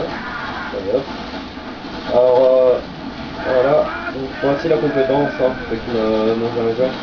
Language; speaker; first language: French; native; French